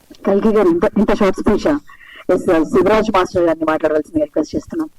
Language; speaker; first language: Telugu; native; Telugu